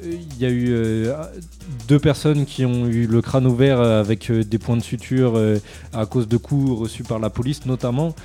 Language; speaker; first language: French; native; French